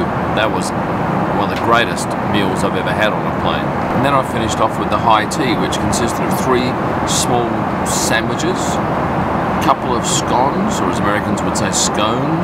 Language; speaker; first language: English; native; English